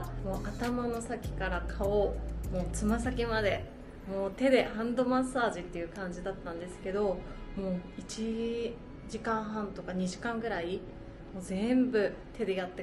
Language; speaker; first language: Japanese; native; Japanese